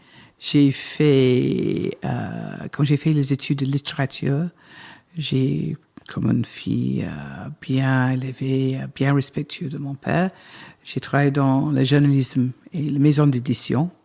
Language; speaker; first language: French; non-native, fluent; English